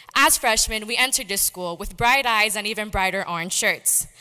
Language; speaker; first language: English; early bilingual, other home language; Spanish